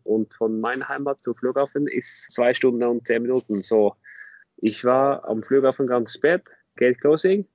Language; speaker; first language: German; non-native, fluent; Norwegian